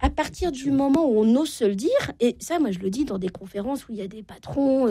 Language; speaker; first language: French; native; French